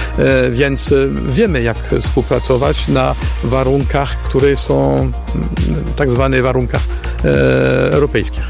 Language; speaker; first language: Polish; non-native, fluent; French